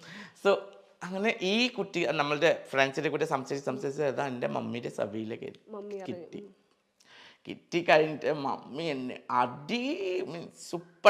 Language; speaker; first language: Malayalam; non-native, learner; Assamese